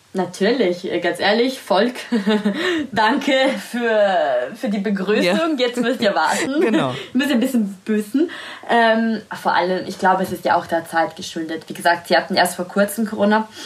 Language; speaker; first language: German; non-native, fluent; Italian